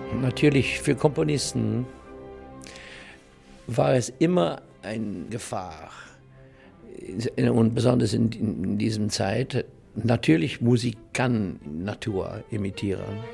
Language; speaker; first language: German; non-native, learner; English